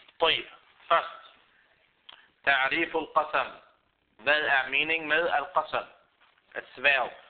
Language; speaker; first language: Danish; non-native, fluent; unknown